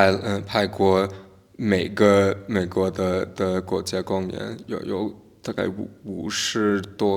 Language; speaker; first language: Chinese; non-native, learner; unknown